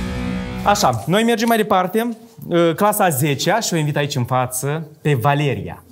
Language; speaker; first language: Romanian; native; Romanian